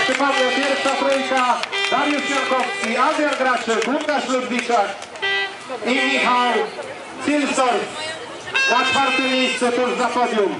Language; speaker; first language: Polish; native; Polish